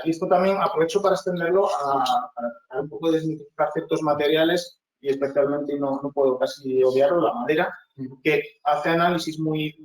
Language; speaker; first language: Spanish; native; Spanish